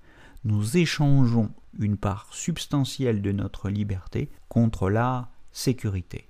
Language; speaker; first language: French; native; French